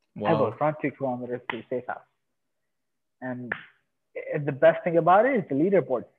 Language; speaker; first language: English; non-native, fluent; Persian